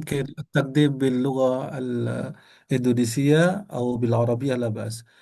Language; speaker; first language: Arabic; non-native, fluent; Indonesian